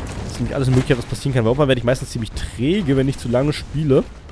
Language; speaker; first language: German; native; German